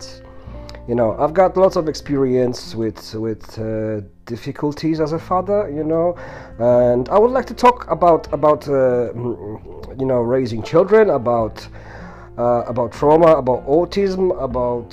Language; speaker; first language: English; non-native, fluent; Polish